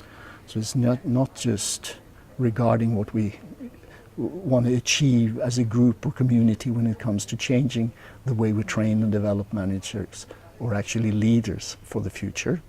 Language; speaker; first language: English; non-native, fluent; Swedish